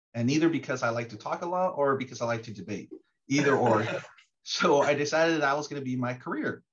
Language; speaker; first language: English; early bilingual, other home language; Spanish